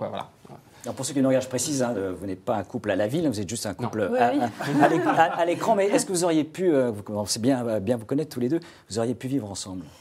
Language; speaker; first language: French; native; French